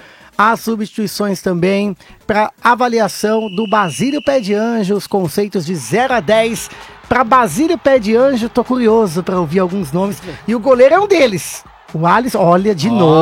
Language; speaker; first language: Portuguese; native; Portuguese